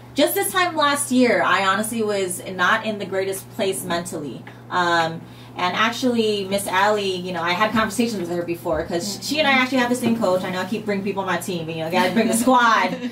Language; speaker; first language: English; native; English